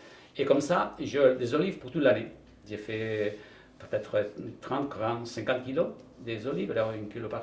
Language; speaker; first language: French; non-native, fluent; Spanish